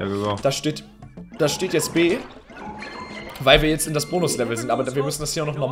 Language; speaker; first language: German; native; German